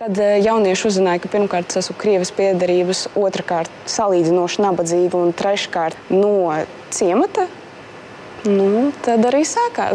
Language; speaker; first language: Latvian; non-native, local second language; Russian